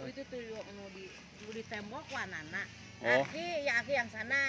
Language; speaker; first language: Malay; non-native, local second language; Sundanese